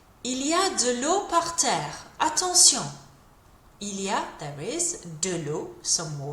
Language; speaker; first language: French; non-native, fluent; English